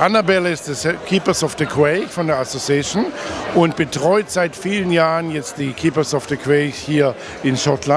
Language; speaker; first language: German; native; German